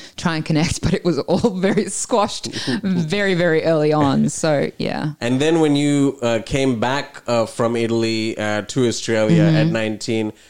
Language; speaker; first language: English; early bilingual, other home language; Italian